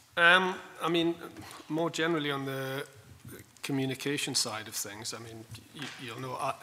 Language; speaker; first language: English; native; English